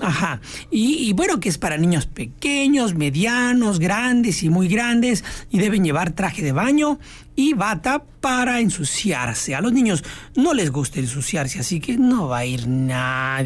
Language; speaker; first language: Spanish; native; Spanish